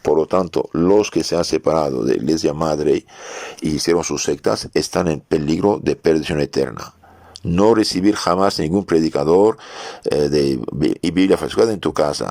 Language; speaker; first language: Spanish; non-native, fluent; French